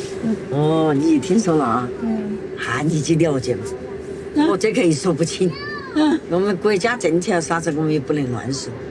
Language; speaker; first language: Chinese; native; Chinese